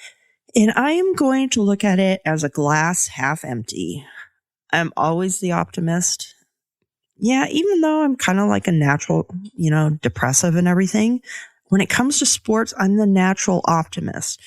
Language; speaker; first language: English; native; English